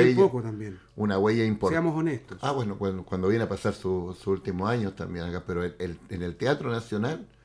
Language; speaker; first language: Spanish; native; Spanish